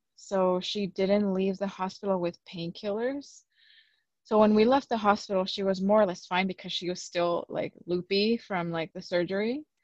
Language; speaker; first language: English; early bilingual, other home language; Spanish